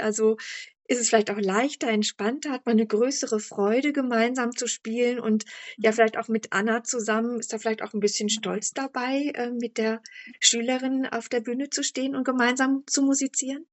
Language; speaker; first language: German; native; German